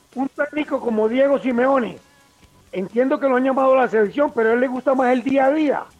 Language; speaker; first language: Spanish; native; Spanish